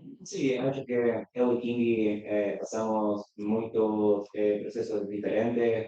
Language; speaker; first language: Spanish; non-native, learner; Portuguese